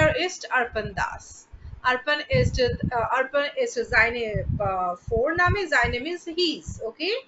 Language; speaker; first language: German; non-native, fluent; Bangla